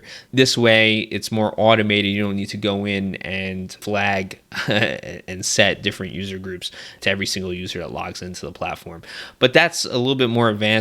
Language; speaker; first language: English; native; English